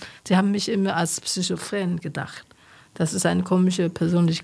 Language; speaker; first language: German; non-native, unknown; Chinese